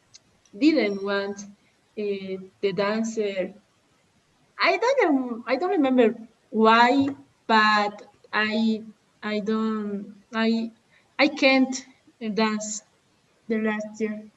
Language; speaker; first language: English; non-native, learner; Spanish